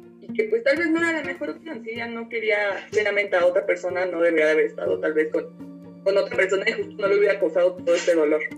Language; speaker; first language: Spanish; native; Spanish